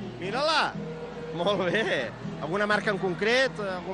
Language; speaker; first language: Catalan; native; Catalan